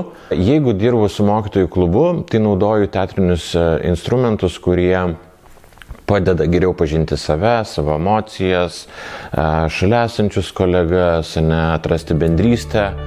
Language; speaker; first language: Lithuanian; native; Lithuanian